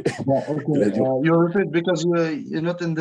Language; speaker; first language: English; non-native, learner; French